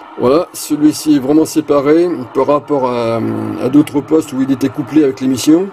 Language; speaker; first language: French; native; French